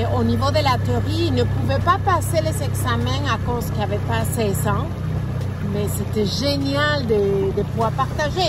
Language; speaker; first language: French; non-native, fluent; Spanish